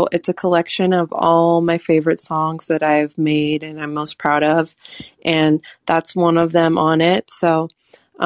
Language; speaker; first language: English; native; English